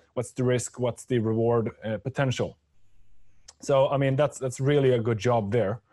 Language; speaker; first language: English; non-native, fluent; Swedish